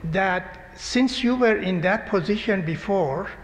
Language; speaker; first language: English; non-native, fluent; Persian